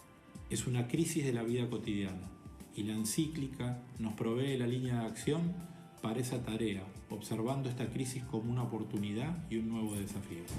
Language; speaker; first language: Spanish; native; Spanish